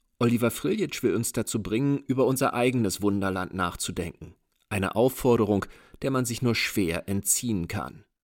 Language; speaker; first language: German; native; German